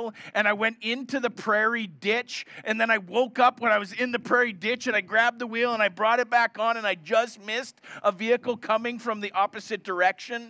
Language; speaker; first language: English; native; English